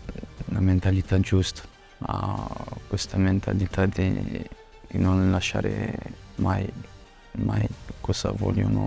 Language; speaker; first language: Italian; non-native, fluent; French